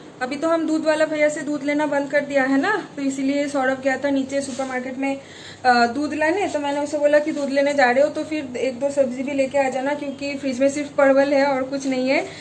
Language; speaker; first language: Hindi; native; Hindi